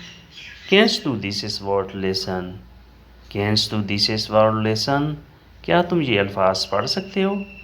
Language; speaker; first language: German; non-native, learner; Urdu